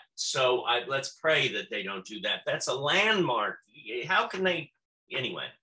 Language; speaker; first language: English; native; English